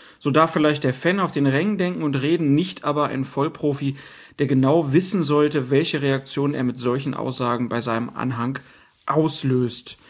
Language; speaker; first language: German; native; German